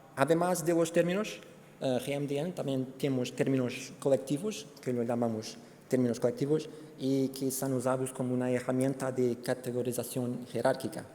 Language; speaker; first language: Spanish; non-native, fluent; Portuguese